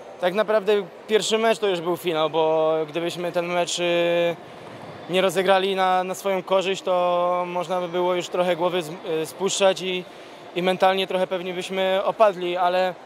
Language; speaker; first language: Polish; native; Polish